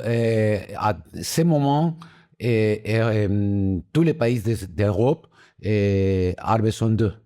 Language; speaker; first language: French; non-native, learner; Spanish